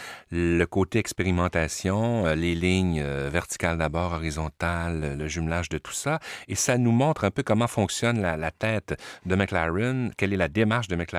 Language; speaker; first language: French; native; French